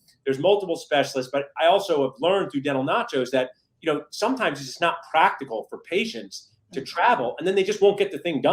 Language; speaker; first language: English; native; English